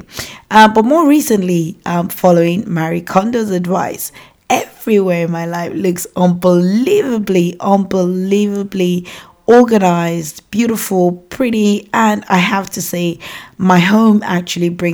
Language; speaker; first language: English; non-native, local second language; Yoruba